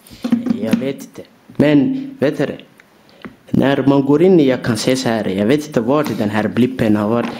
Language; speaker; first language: Swedish; early bilingual, other home language; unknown